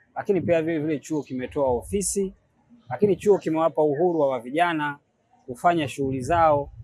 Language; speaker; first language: Swahili; native; Swahili